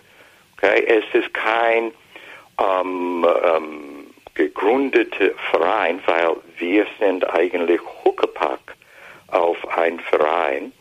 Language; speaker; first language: German; non-native, fluent; English